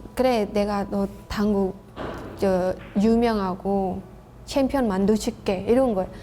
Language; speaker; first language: Korean; non-native, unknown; Khmer